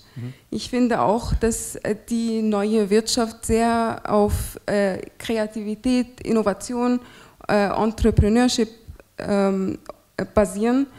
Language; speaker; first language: German; non-native, fluent; Arabic